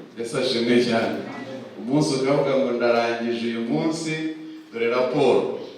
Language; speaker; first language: Kinyarwanda; early bilingual, heritage; Kinyarwanda